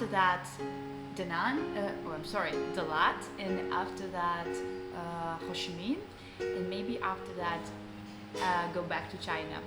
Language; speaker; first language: English; non-native, learner; Russian